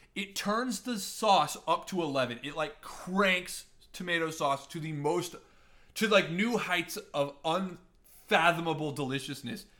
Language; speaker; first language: English; native; English